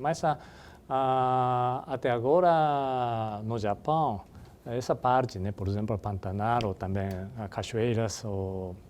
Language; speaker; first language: Portuguese; non-native, fluent; Japanese